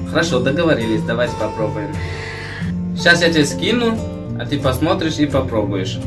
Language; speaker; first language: Russian; non-native, fluent; Tajik